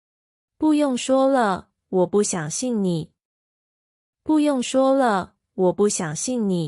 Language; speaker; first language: Chinese; non-native, fluent; Khmer